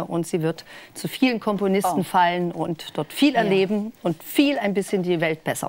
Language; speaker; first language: German; native; German